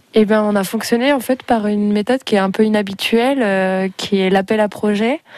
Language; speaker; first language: French; native; French